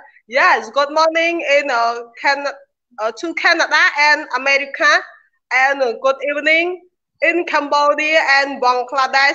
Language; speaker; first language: English; non-native, learner; Khmer